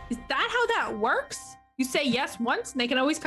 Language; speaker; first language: English; native; English